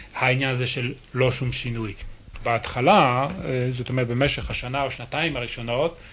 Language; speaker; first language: Hebrew; non-native, fluent; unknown